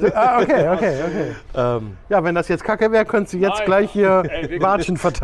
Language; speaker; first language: German; native; German